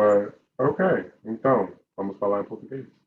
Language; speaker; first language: Portuguese; non-native, learner; English